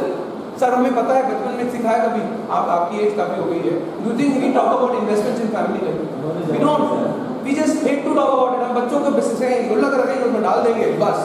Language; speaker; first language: Hindi; native; Hindi